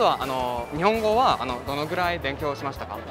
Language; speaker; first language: Japanese; non-native, fluent; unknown